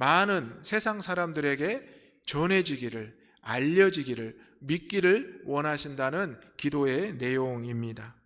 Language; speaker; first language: Korean; native; Korean